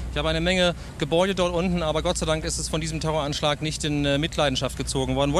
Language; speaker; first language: German; native; German